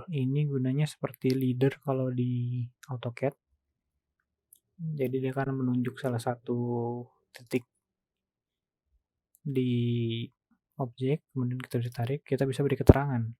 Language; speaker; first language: Indonesian; native; Indonesian